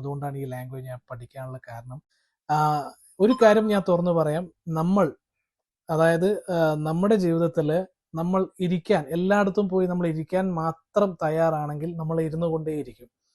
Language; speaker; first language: Malayalam; non-native, fluent; Kannada